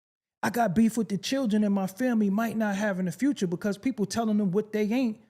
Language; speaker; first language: English; native; English